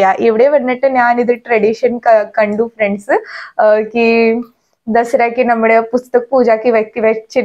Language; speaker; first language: Malayalam; non-native, local second language; Hindi